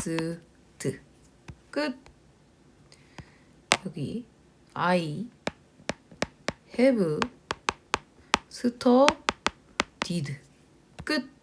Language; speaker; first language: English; non-native, fluent; Korean